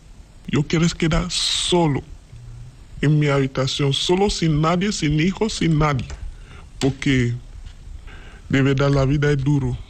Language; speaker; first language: Spanish; non-native, learner; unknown